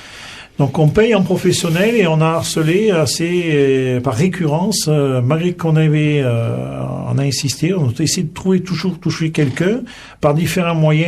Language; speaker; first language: French; native; French